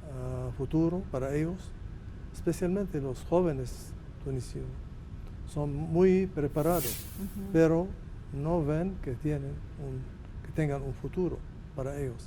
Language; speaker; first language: Spanish; non-native, fluent; Arabic